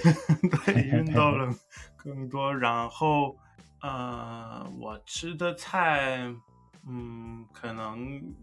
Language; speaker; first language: Chinese; non-native, learner; English